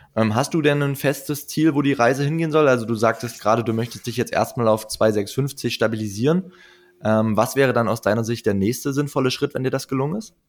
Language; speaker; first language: German; native; German